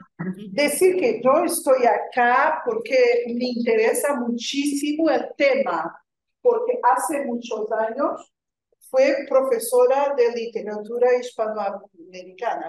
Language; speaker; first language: Spanish; non-native, fluent; Portuguese